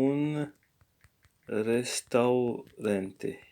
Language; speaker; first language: Spanish; non-native, learner; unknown